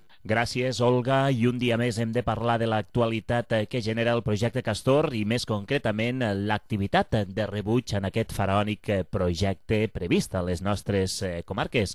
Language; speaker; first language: Catalan; native; Catalan